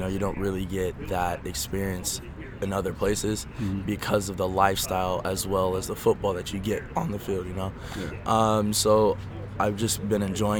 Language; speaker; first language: English; native; English